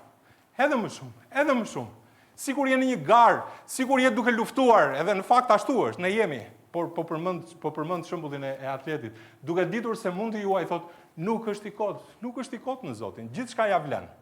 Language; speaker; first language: Albanian; native; Albanian